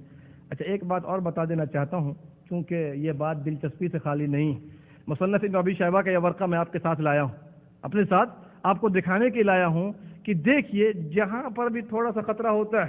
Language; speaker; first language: Urdu; native; Urdu